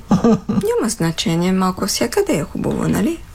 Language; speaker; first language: Bulgarian; non-native, fluent; French